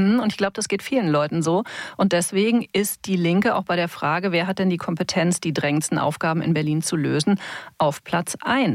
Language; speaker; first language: German; native; German